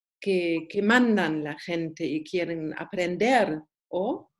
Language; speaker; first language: Spanish; non-native, learner; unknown